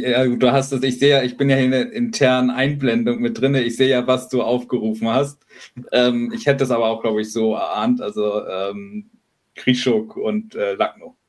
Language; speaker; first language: German; native; German